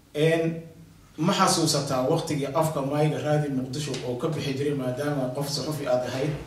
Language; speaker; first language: Somali; native; Somali